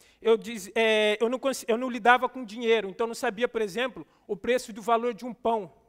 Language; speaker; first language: Portuguese; native; Portuguese